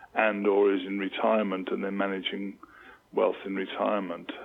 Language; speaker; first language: English; native; English